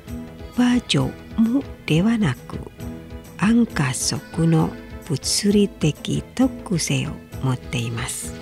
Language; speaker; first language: Japanese; non-native, fluent; Indonesian